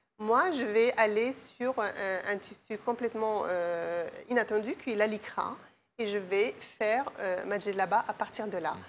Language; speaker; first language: French; non-native, local second language; Arabic